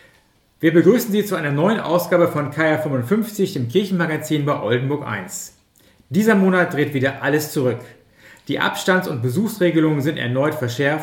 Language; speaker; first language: German; native; German